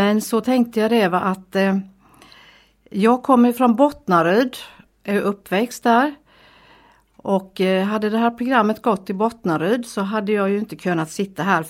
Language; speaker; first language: Swedish; native; Swedish